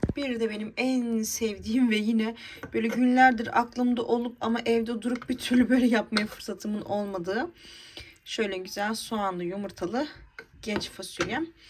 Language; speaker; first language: Turkish; native; Turkish